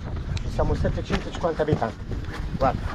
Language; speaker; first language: Italian; non-native, learner; Arabic